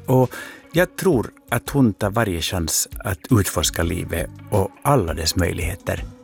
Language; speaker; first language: Swedish; native; Swedish